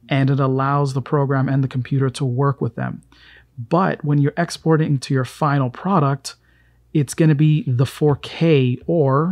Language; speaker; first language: English; native; English